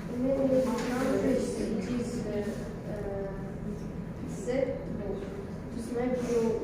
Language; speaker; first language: English; non-native, learner; Russian